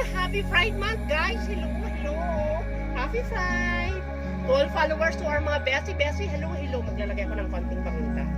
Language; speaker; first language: Filipino; non-native, local second language; Kinaray-a